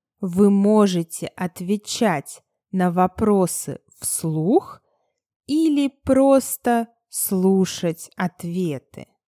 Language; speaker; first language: Russian; native; Russian